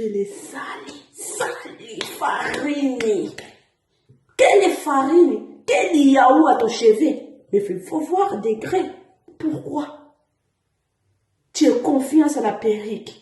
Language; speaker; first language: French; non-native, learner; Portuguese